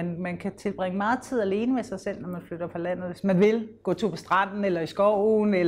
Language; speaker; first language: Danish; native; Danish